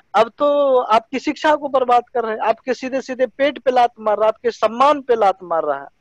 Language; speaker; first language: Hindi; native; Hindi